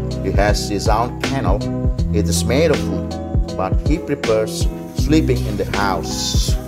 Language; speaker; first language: English; non-native, fluent; Indonesian